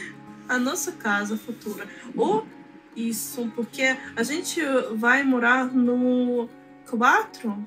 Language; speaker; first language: Portuguese; non-native, learner; Russian